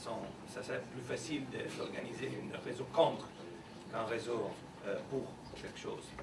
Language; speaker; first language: French; non-native, fluent; Italian